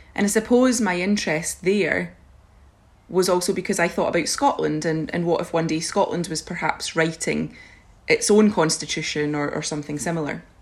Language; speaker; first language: English; native; English